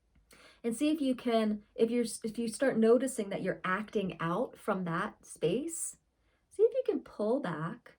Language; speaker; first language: English; native; English